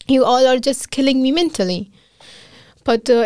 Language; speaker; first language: English; non-native, fluent; Pashto